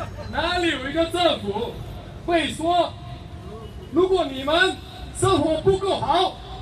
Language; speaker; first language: Chinese; non-native, local second language; English